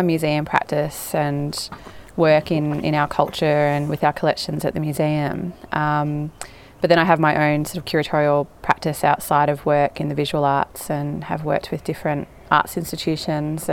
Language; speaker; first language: English; native; English